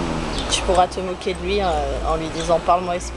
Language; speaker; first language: French; native; French